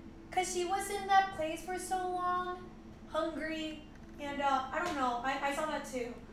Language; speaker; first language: English; non-native, fluent; Spanish